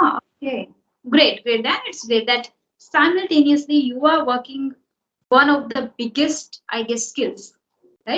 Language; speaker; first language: English; non-native, local second language; Hindi